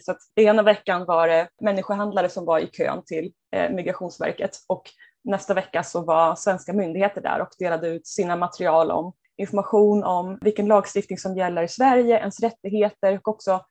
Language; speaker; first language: Swedish; native; Swedish